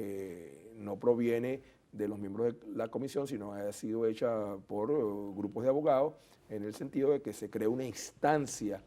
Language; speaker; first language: Spanish; native; Spanish